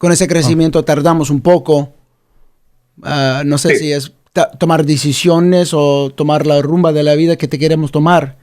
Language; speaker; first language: Spanish; early bilingual, heritage; Spanish